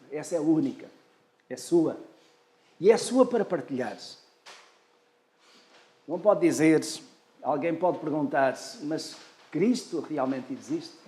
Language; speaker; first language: Portuguese; native; Portuguese